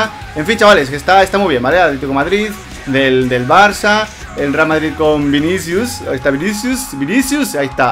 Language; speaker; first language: Spanish; native; Spanish